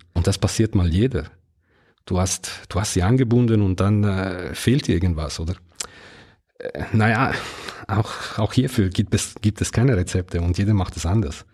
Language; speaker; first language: German; non-native, local second language; Italian